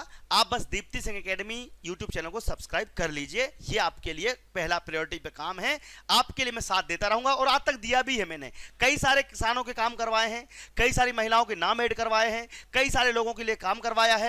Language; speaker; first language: Hindi; native; Hindi